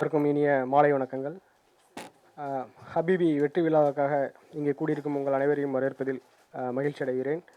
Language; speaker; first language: Tamil; native; Tamil